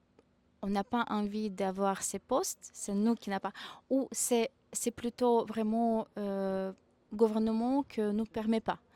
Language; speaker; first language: French; non-native, fluent; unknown